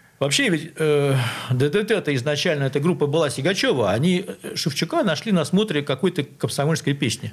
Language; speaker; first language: Russian; native; Russian